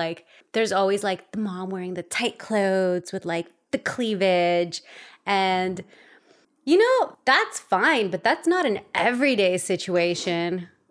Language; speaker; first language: English; early bilingual, other home language; Spanish